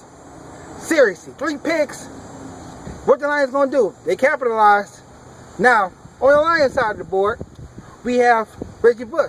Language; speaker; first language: English; native; English